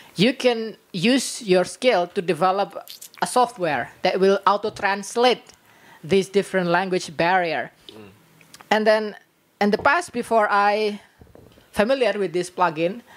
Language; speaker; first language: English; non-native, learner; Indonesian